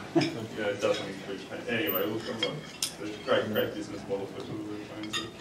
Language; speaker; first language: English; native; English